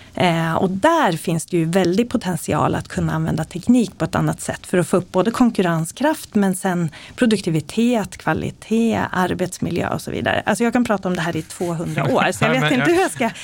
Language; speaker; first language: Swedish; native; Swedish